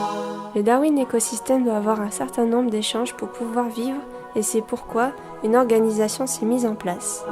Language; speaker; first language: French; native; French